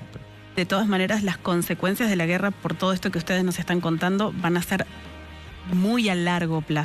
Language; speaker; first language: Spanish; native; Spanish